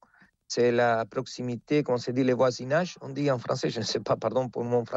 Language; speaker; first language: French; non-native, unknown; Spanish